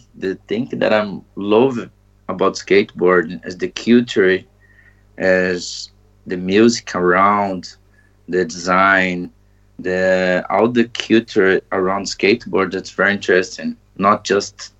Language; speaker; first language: English; non-native, learner; Portuguese